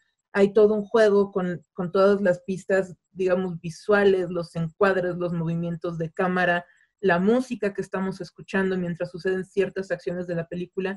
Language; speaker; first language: Spanish; native; Spanish